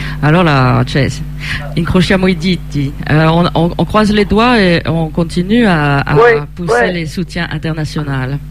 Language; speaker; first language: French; non-native, learner; Italian